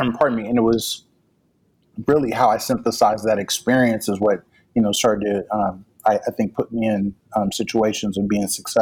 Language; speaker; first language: English; native; English